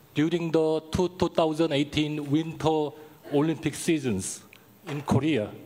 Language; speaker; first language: English; non-native, learner; Korean